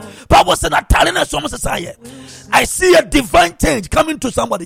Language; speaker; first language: English; non-native, local second language; Akan